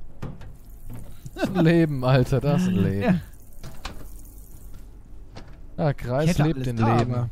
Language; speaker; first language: German; native; German